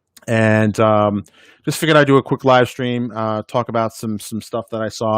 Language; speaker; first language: English; native; English